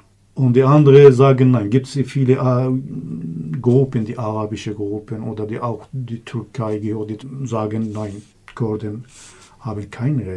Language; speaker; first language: German; non-native, learner; Kurdish